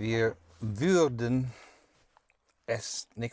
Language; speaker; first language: German; non-native, learner; English